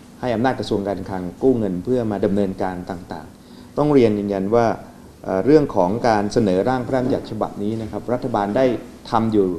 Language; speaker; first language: Thai; native; Thai